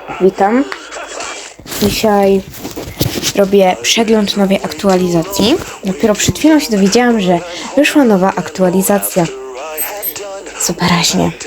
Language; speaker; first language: Polish; native; Polish